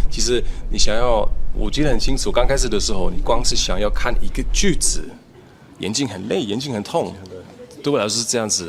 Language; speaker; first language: Chinese; non-native, fluent; German